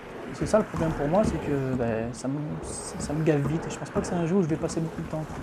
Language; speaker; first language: French; native; French